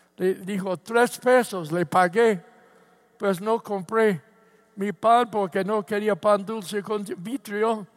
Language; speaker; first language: Spanish; non-native, fluent; English